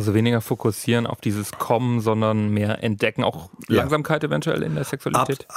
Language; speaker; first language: German; native; German